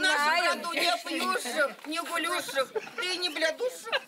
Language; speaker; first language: Russian; native; Russian